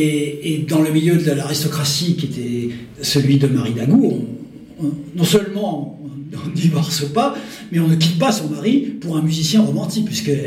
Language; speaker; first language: French; native; French